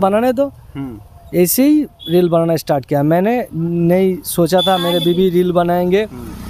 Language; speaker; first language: Hindi; non-native, local second language; Bangla